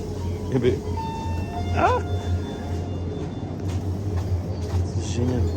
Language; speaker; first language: French; native; French